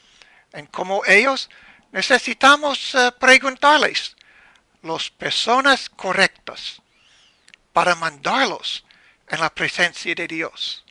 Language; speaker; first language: Spanish; non-native, learner; English